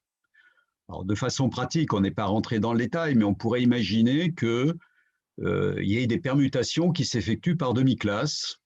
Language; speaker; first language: French; native; French